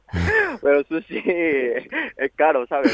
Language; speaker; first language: Spanish; non-native, learner; Japanese